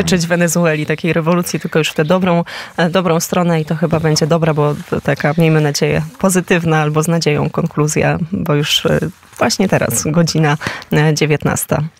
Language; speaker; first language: Polish; native; Polish